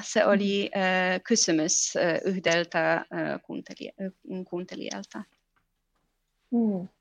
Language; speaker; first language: Finnish; non-native, fluent; Polish